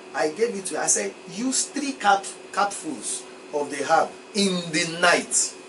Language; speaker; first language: English; non-native, local second language; Yoruba